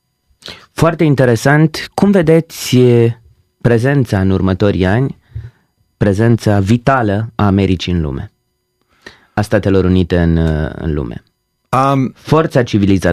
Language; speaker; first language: Romanian; native; Romanian